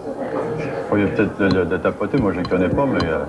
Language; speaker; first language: French; native; French